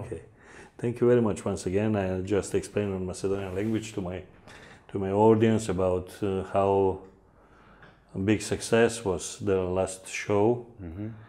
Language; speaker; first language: English; non-native, learner; Macedonian